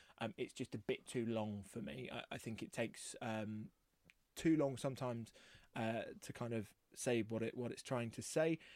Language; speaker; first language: English; native; English